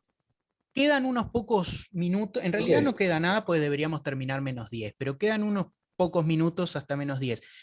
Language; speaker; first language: Spanish; native; Spanish